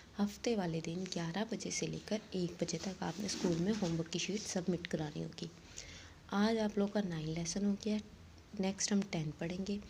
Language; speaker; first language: Hindi; non-native, local second language; Saraiki